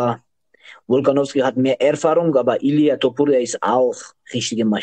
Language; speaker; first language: German; non-native, learner; Georgian